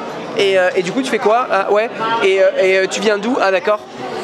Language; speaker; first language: French; native; French